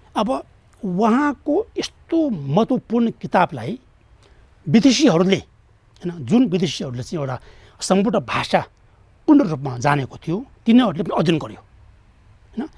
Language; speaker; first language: Nepali; non-native, local second language; Tibetan